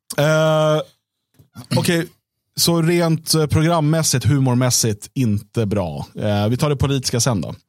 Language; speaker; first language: Swedish; native; Swedish